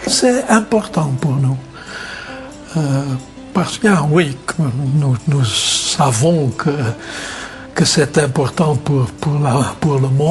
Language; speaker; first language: French; non-native, learner; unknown